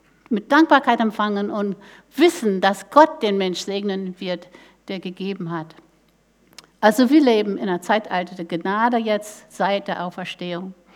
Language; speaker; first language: German; non-native, fluent; English